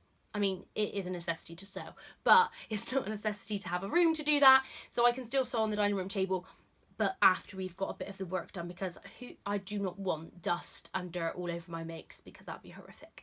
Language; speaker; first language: English; native; English